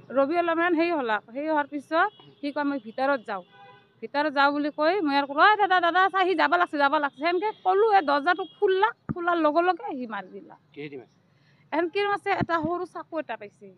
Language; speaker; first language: Assamese; non-native, local second language; Hindi